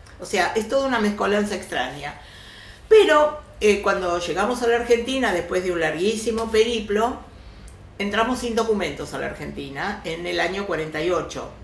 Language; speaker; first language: Spanish; early bilingual, other home language; Yiddish